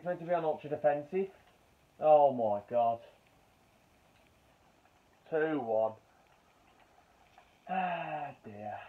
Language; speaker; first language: English; native; English